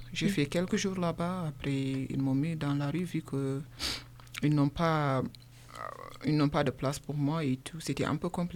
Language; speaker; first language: French; non-native, local second language; Soninke